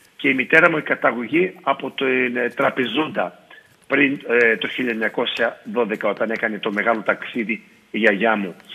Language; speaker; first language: Greek; early bilingual, heritage; Greek